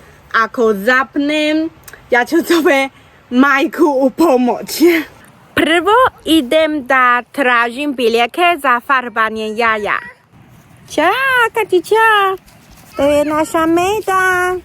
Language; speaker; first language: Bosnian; non-native, learner; Chinese